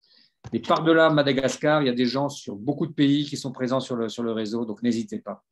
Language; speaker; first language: French; native; French